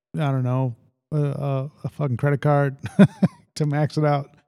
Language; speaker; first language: English; native; English